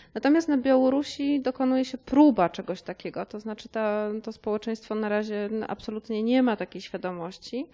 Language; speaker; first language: Polish; native; Polish